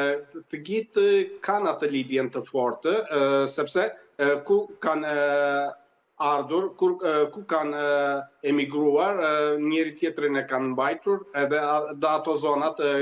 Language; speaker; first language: Albanian; early bilingual, heritage; Albanian